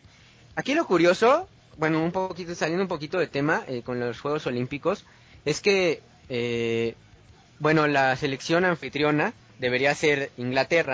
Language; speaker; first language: Spanish; native; Spanish